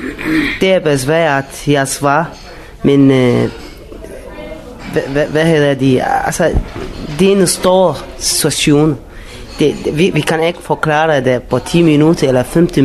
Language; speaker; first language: Danish; non-native, learner; Arabic